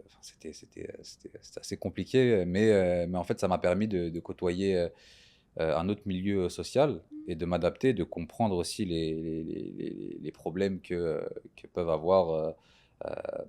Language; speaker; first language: French; native; French